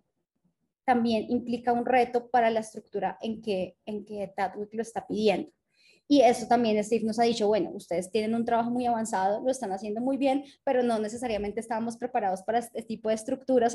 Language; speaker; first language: Spanish; native; Spanish